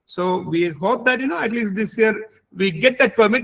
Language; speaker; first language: English; non-native, local second language; Malayalam